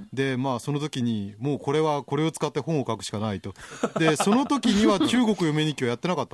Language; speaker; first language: Japanese; native; Japanese